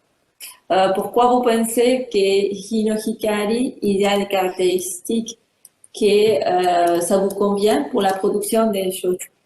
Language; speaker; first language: French; non-native, fluent; Spanish